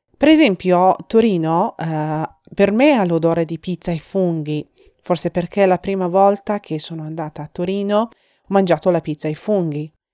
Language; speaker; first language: Italian; non-native, fluent; Persian